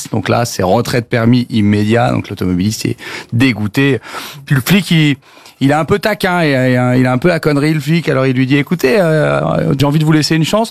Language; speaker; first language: French; native; French